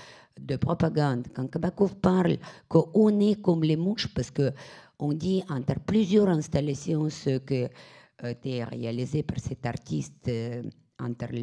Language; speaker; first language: French; non-native, fluent; Russian